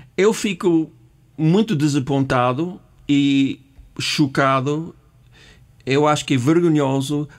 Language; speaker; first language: Portuguese; non-native, fluent; English